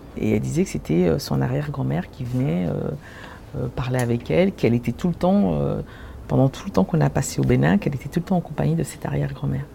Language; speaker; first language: French; early bilingual, other home language; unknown